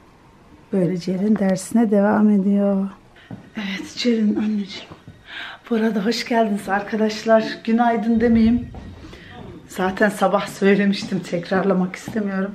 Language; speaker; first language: Turkish; early bilingual, heritage; Turkish